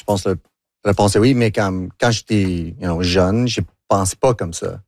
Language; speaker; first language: French; non-native, local second language; English